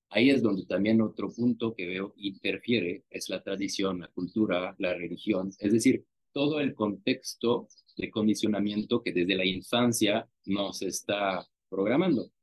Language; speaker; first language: Spanish; non-native, fluent; French